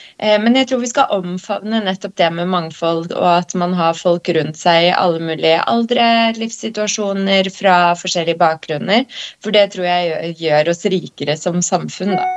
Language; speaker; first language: Norwegian; early bilingual, other home language; Polish